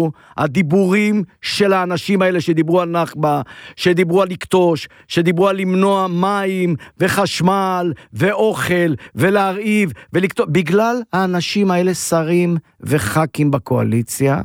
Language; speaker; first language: Hebrew; native; Hebrew